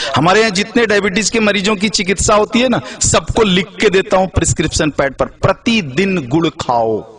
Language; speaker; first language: Hindi; native; Hindi